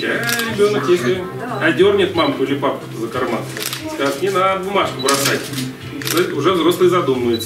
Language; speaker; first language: Russian; native; Russian